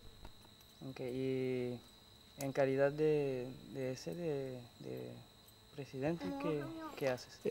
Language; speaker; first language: Spanish; non-native, fluent; French